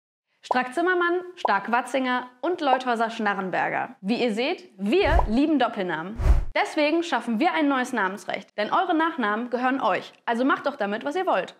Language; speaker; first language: German; native; German